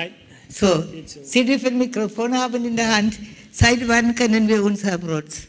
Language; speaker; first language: German; non-native, learner; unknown